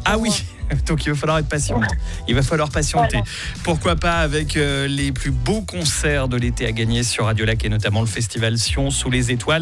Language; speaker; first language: French; native; French